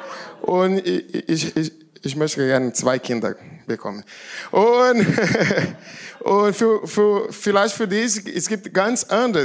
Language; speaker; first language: German; non-native, learner; Portuguese